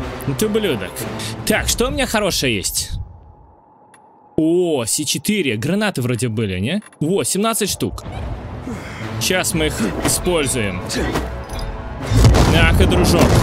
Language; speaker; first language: Russian; native; Russian